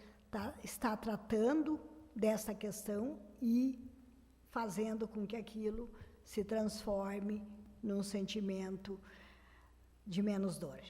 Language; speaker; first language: Portuguese; native; Portuguese